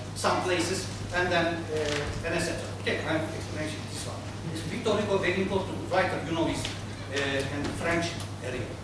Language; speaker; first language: English; non-native, learner; Turkish